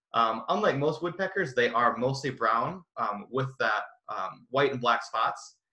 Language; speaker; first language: English; native; English